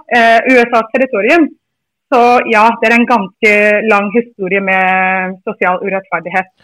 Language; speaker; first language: Norwegian; non-native, fluent; English